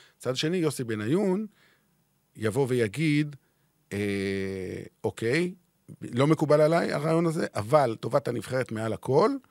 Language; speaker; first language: Hebrew; native; Hebrew